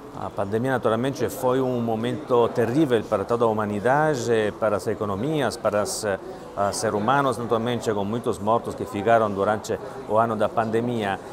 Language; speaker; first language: Portuguese; non-native, fluent; Italian